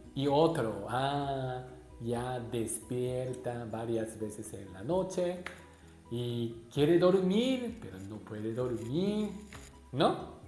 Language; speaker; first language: Spanish; non-native, learner; Japanese